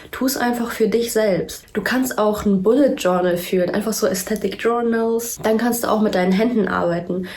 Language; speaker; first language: German; early bilingual, other home language; Russian